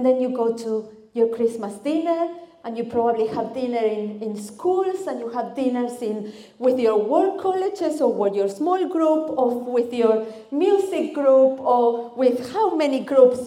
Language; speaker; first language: English; non-native, fluent; Spanish